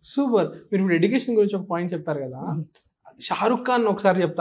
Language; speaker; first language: Telugu; native; Telugu